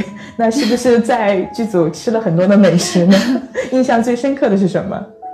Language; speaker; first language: Chinese; native; Chinese